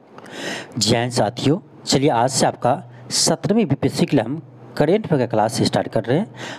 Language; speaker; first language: Hindi; native; Hindi